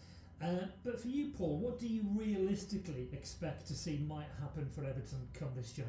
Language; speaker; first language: English; native; English